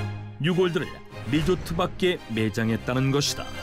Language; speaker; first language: Korean; native; Korean